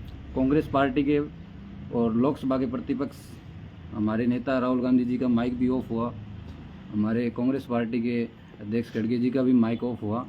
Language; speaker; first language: Hindi; native; Hindi